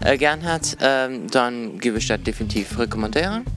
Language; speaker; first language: German; non-native, local second language; Luxembourgish